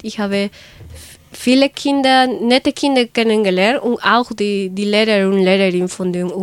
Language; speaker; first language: German; non-native, learner; Spanish